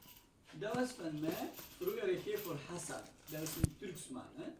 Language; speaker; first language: Dutch; non-native, learner; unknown